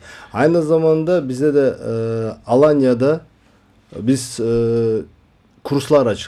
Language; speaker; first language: Turkish; non-native, learner; Kazakh